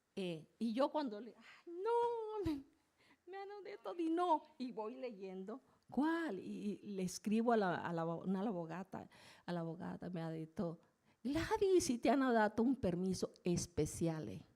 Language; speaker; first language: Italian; non-native, learner; Spanish